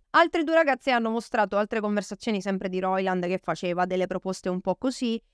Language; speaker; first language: Italian; native; Italian